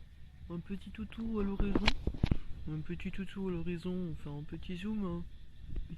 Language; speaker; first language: French; native; French